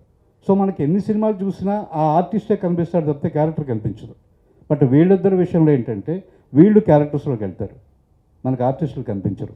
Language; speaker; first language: Telugu; native; Telugu